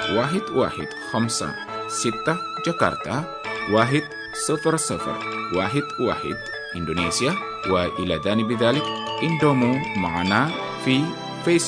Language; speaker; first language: Arabic; non-native, fluent; Indonesian